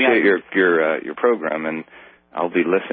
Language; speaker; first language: English; native; English